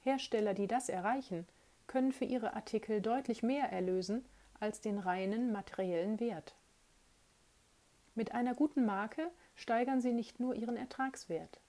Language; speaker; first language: German; native; German